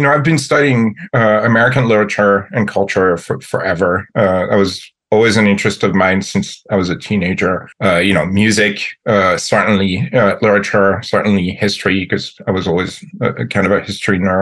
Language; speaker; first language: English; non-native, fluent; French